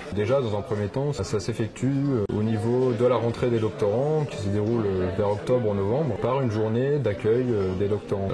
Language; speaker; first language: French; native; French